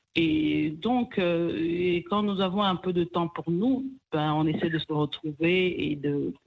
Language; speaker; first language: French; non-native, local second language; Kinyarwanda